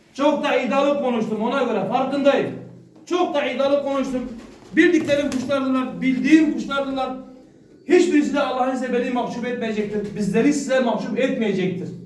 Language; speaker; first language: Turkish; native; Turkish